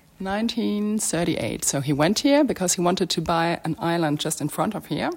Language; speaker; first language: English; non-native, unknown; French